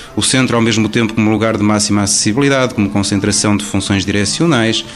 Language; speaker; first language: Portuguese; native; Portuguese